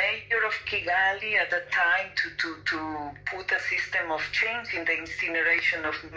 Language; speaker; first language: English; non-native, fluent; Spanish